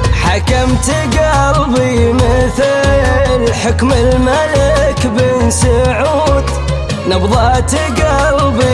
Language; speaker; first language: Arabic; native; Arabic